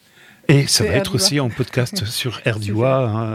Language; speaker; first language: French; native; French